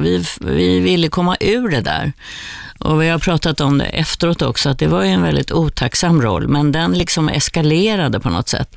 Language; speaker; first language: Swedish; native; Swedish